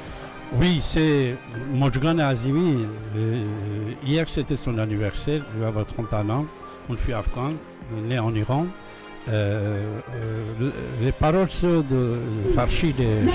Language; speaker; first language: French; non-native, fluent; Persian